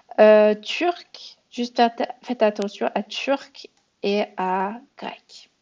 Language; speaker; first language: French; non-native, fluent; Persian